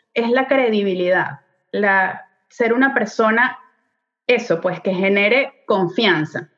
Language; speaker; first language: Spanish; native; Spanish